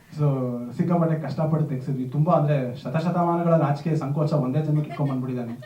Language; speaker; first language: Kannada; native; Kannada